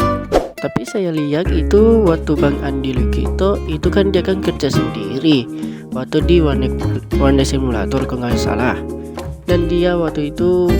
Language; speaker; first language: Indonesian; native; Indonesian